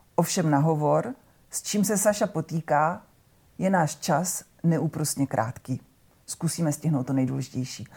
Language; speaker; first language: Czech; native; Czech